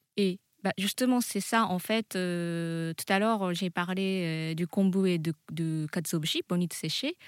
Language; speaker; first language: French; non-native, fluent; Japanese